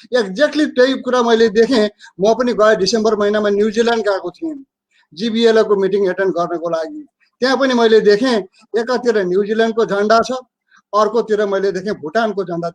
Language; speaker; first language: Nepali; native; Nepali